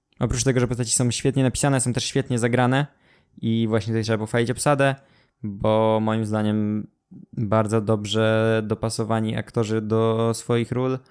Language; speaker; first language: Polish; native; Polish